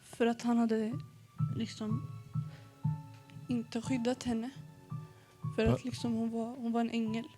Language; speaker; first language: Swedish; early bilingual, other home language; Arabic